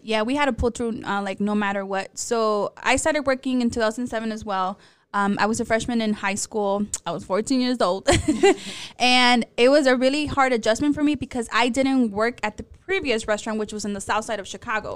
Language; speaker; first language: English; early bilingual, other home language; Spanish